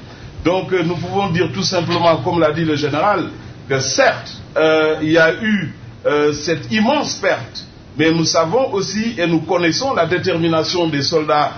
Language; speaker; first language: French; native; French